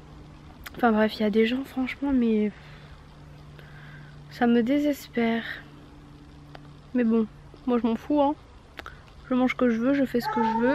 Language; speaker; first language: French; native; French